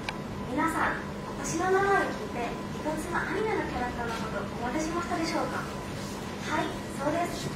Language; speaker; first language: Japanese; non-native, fluent; Bangla